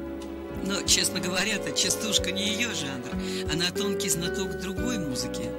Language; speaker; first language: Russian; native; Russian